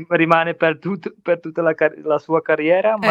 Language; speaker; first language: Italian; non-native, learner; Czech